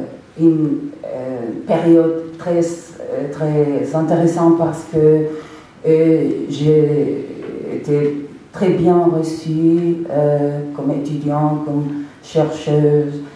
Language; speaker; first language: French; non-native, fluent; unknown